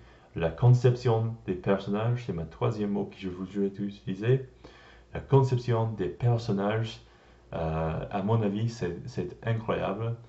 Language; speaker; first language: French; non-native, learner; English